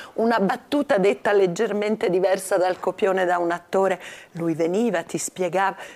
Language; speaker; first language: Italian; native; Italian